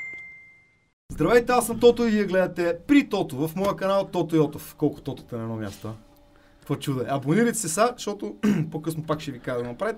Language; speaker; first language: Bulgarian; native; Bulgarian